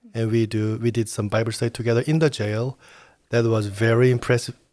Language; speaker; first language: English; non-native, fluent; Korean